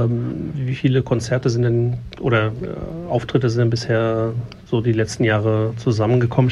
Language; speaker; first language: German; native; German